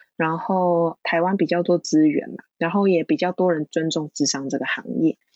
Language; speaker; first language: Chinese; non-native, local second language; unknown